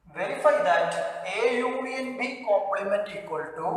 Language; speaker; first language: English; non-native, local second language; Malayalam